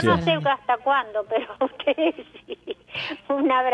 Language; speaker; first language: Spanish; native; Spanish